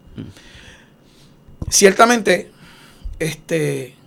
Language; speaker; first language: Spanish; native; Spanish